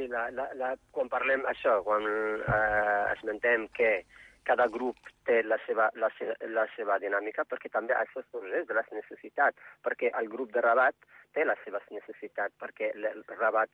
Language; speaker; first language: Catalan; non-native, fluent; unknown